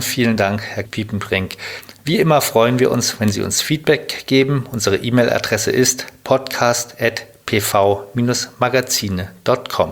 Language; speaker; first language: German; native; German